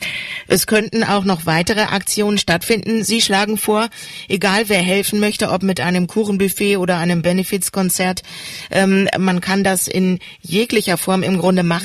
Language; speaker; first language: German; native; German